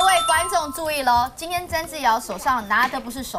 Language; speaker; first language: Chinese; native; Chinese